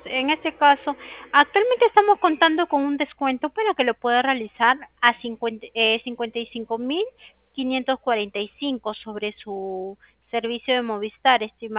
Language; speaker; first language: Spanish; native; Spanish